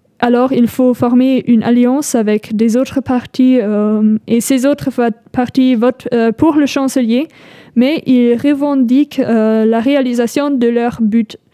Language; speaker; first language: French; non-native, fluent; German